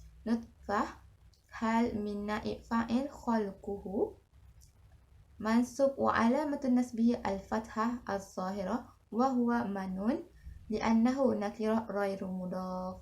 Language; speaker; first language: Arabic; non-native, learner; Malay